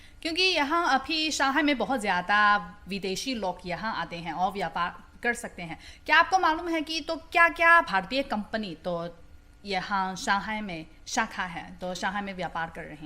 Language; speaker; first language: Hindi; non-native, fluent; Chinese